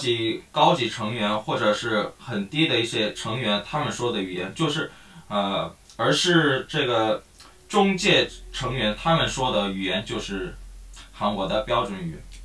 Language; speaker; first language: Chinese; non-native, fluent; Korean